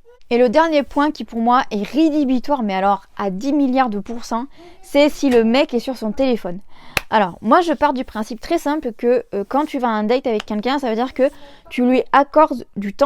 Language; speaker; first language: French; native; French